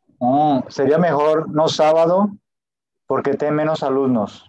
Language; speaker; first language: Portuguese; non-native, fluent; Spanish